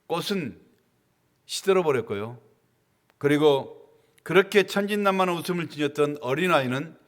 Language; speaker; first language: Korean; native; Korean